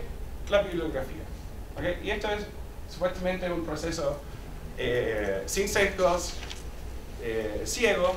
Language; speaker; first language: Spanish; non-native, fluent; English